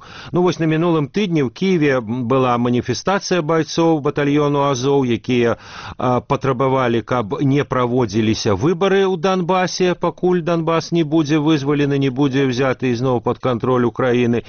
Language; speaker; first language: Belarusian; native; Belarusian